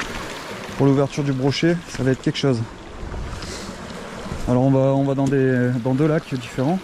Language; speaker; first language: French; native; French